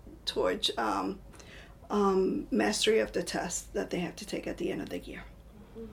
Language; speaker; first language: English; non-native, fluent; Spanish